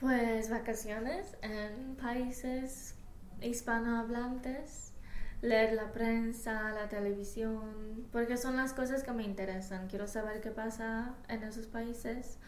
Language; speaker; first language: Spanish; non-native, fluent; Polish